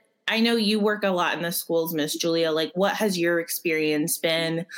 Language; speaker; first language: English; early bilingual, other home language; Spanish